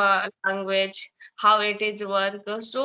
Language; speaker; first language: English; non-native, learner; Hindi